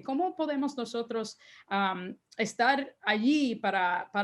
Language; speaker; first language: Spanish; early bilingual, heritage; Spanish